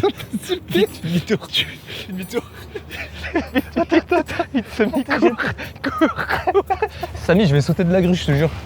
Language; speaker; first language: French; native; French